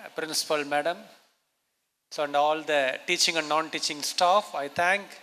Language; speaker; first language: English; non-native, local second language; Tamil